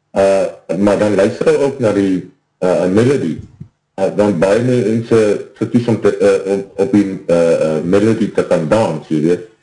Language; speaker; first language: Afrikaans; native; Afrikaans